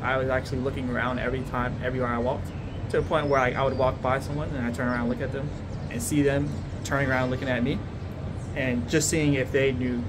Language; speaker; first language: English; native; English